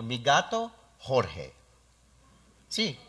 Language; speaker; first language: Spanish; non-native, learner; English